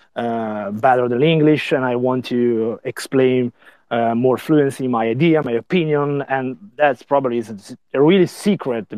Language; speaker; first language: English; non-native, learner; Italian